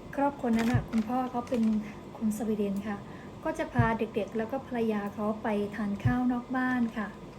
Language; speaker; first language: Thai; native; Thai